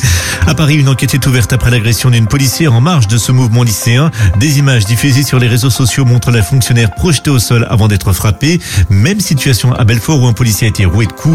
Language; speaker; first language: French; native; French